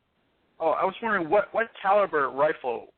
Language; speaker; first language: English; native; English